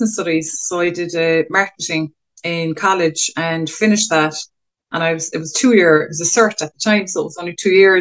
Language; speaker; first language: English; native; English